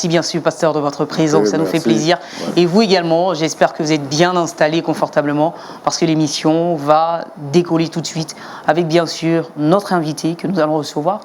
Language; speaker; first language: French; native; French